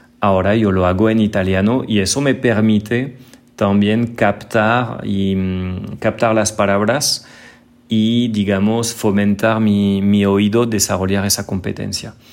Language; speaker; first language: Spanish; non-native, fluent; French